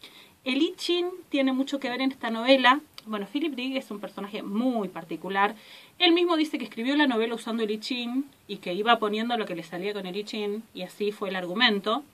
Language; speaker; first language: Spanish; native; Spanish